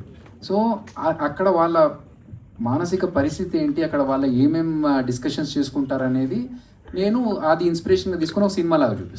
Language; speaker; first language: Telugu; native; Telugu